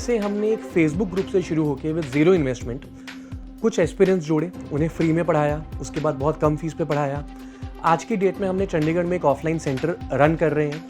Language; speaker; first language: Hindi; native; Hindi